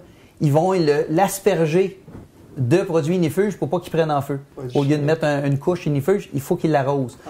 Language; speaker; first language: French; native; French